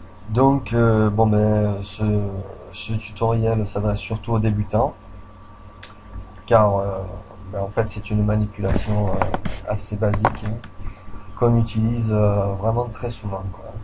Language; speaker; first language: French; native; French